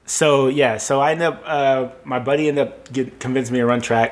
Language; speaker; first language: English; native; English